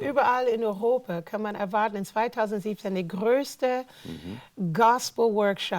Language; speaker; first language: German; non-native, fluent; English